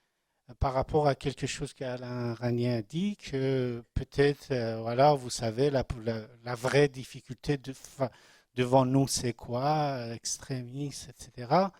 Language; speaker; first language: French; non-native, learner; Persian